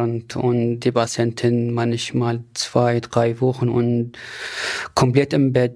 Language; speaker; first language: German; non-native, fluent; Arabic